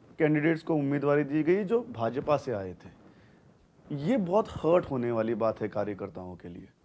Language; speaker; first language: Hindi; non-native, local second language; Konkani